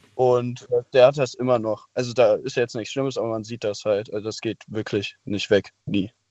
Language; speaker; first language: German; native; German